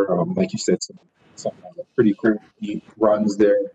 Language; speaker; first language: English; native; English